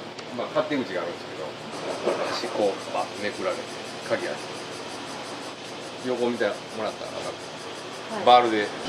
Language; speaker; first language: Japanese; native; Japanese